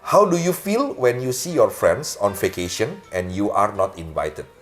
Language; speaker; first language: English; non-native, learner; Indonesian